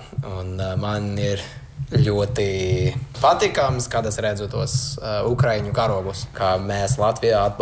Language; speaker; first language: Latvian; non-native, learner; English